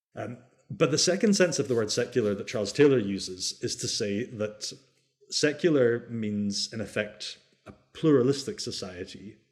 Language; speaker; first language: English; native; English